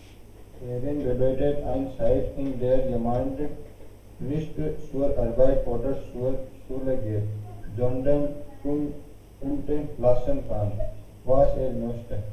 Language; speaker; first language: German; non-native, learner; Hindi